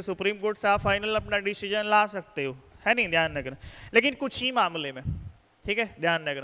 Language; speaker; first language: Hindi; native; Hindi